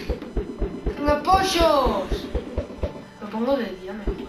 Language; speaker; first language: Spanish; native; Spanish